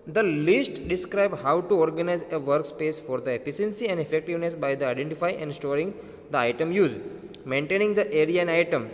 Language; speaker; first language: English; non-native, local second language; Gujarati